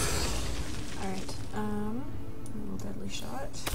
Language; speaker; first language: English; native; English